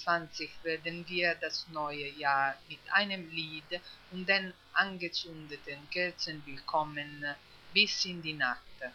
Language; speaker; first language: German; non-native, fluent; Italian